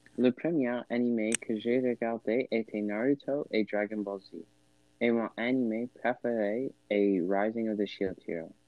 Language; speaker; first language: French; non-native, learner; English